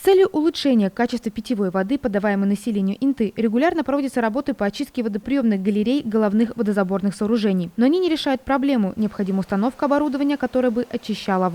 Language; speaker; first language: Russian; native; Russian